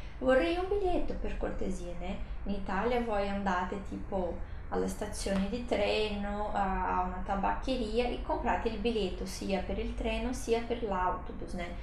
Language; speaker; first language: Italian; non-native, fluent; Portuguese